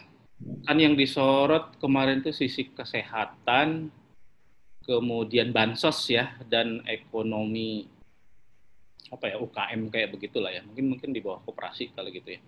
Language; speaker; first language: Indonesian; native; Indonesian